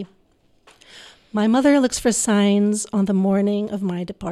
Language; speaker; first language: English; non-native, local second language; Filipino